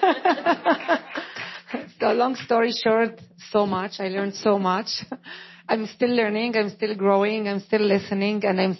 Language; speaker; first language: English; non-native, fluent; Arabic